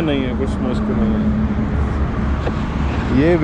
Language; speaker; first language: Hindi; non-native, local second language; Punjabi